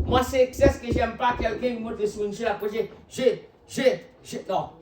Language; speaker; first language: French; non-native, local second language; Haitian Creole